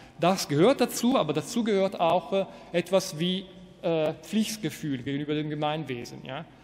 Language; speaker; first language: German; non-native, fluent; Italian